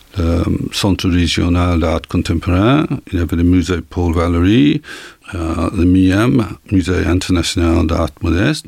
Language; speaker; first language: French; non-native, learner; English